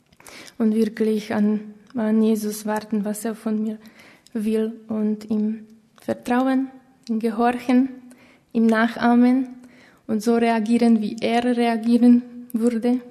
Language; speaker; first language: German; non-native, fluent; Slovak